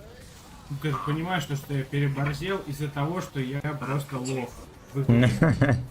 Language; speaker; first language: Russian; native; Russian